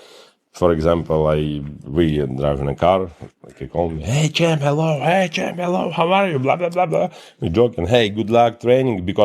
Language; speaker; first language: English; non-native, learner; Ukrainian